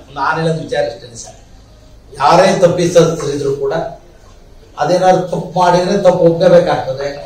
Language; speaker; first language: Kannada; native; Kannada